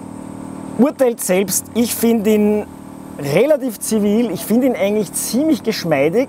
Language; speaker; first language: German; native; German